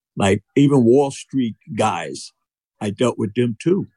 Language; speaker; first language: English; native; English